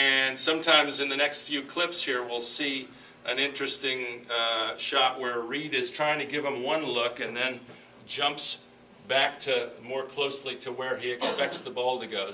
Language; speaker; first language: English; native; English